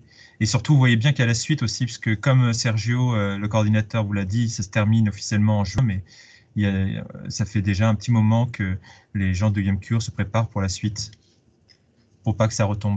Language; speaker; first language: French; native; French